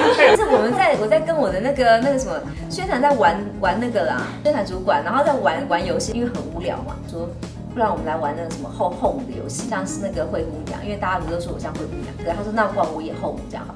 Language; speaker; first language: Chinese; native; Chinese